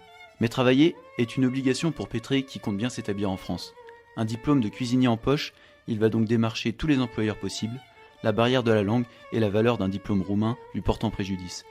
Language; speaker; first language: French; native; French